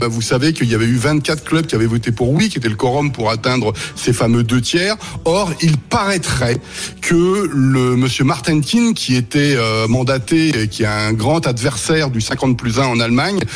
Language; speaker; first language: French; native; French